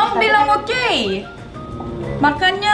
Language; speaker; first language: Indonesian; non-native, learner; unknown